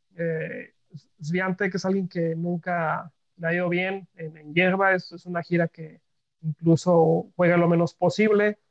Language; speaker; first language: Spanish; native; Spanish